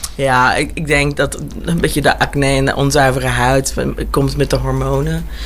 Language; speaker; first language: Dutch; early bilingual, heritage; Dutch